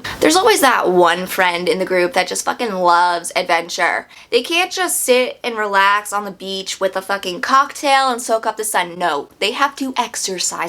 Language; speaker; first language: English; native; English